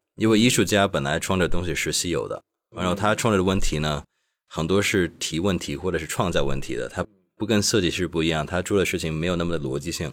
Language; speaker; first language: Chinese; non-native, local second language; Cantonese